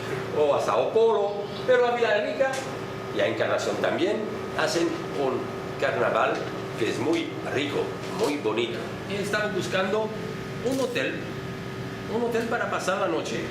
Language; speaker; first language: Spanish; non-native, learner; French